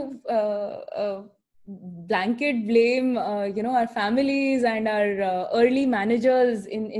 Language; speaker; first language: English; non-native, local second language; Hindi